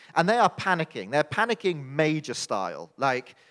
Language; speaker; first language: English; native; English